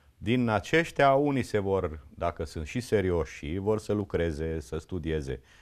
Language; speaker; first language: Romanian; native; Romanian